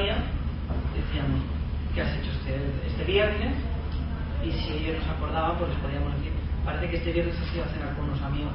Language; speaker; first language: Spanish; native; Spanish